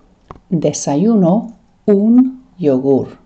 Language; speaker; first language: Spanish; non-native, fluent; English